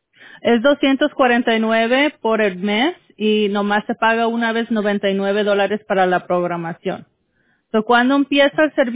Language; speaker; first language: Spanish; early bilingual, heritage; English